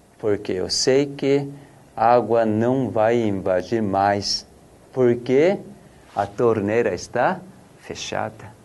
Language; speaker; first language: Portuguese; non-native, fluent; Korean